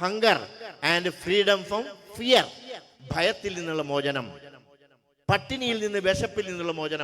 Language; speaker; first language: Malayalam; native; Malayalam